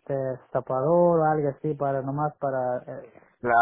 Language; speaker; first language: Spanish; non-native, local second language; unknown